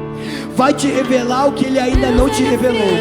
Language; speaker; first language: Portuguese; native; Portuguese